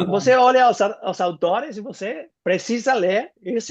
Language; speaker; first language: Portuguese; non-native, fluent; Spanish